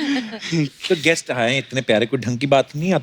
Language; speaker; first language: Hindi; native; Hindi